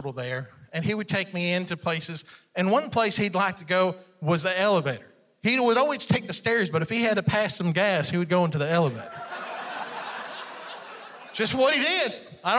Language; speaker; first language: English; non-native, fluent; Persian